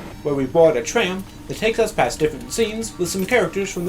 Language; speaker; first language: English; native; English